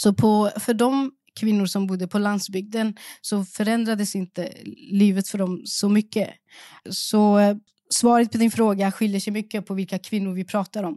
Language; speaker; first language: Swedish; early bilingual, other home language; Persian